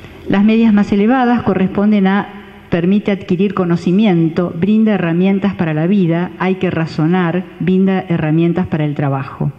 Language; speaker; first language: Spanish; native; Spanish